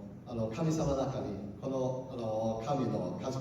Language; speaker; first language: Japanese; non-native, learner; Cantonese